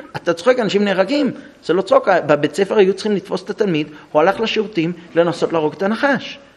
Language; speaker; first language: Hebrew; non-native, fluent; English